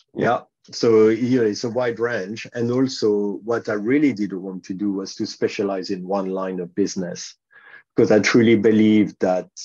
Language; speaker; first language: English; non-native, fluent; French